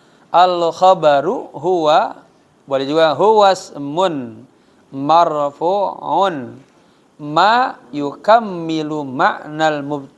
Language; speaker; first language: Arabic; non-native, fluent; Indonesian